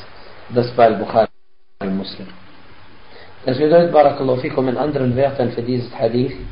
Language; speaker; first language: German; non-native, fluent; Arabic